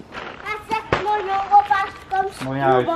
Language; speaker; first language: Polish; early bilingual, heritage; Polish